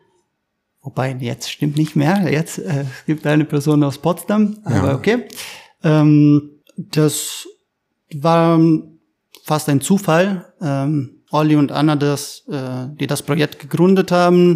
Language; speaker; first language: German; non-native, fluent; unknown